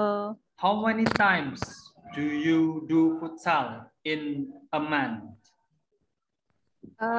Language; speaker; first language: English; non-native, learner; Indonesian